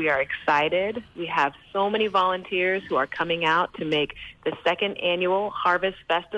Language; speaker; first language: English; native; English